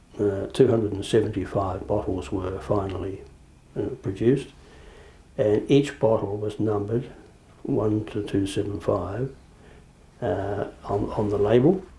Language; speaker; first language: English; native; English